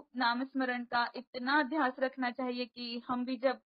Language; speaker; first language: Hindi; non-native, local second language; Marathi